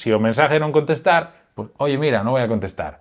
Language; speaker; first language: Spanish; non-native, local second language; Galician